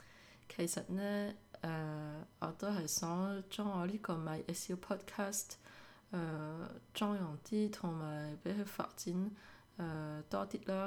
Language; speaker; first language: Cantonese; early bilingual, heritage; Cantonese